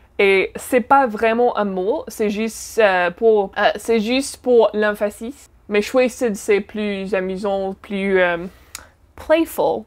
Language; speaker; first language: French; non-native, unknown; English